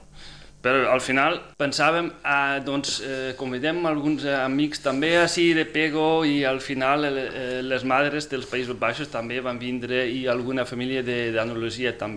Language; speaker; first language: Catalan; non-native, fluent; Dutch